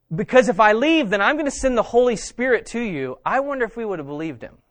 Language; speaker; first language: English; native; English